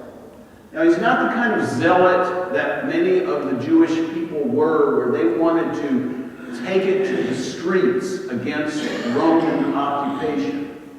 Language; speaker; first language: English; native; English